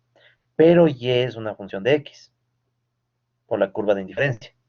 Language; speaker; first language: Spanish; native; Spanish